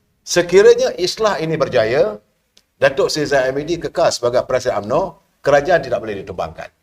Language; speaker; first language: Malay; native; Malay